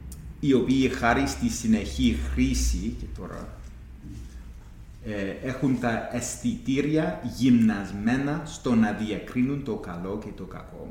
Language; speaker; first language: Greek; non-native, fluent; English